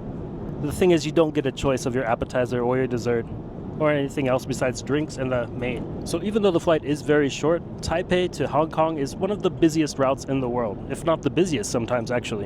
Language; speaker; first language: English; native; English